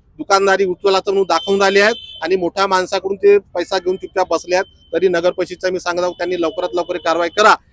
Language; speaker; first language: Marathi; native; Marathi